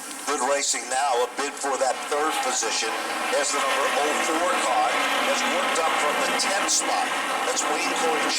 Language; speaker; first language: English; native; English